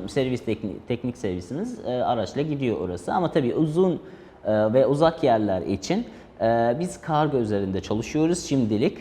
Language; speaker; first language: Turkish; non-native, fluent; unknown